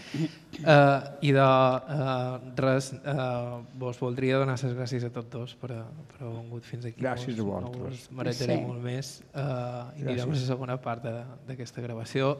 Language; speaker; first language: Catalan; native; Catalan